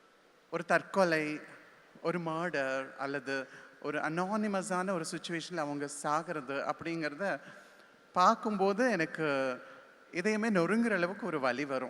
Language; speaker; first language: Tamil; native; Tamil